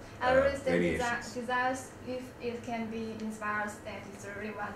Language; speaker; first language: English; non-native, learner; Chinese